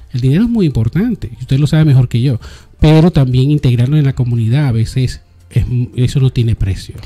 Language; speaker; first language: Spanish; native; Spanish